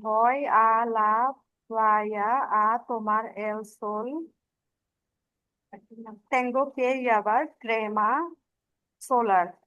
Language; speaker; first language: Spanish; non-native, learner; Bangla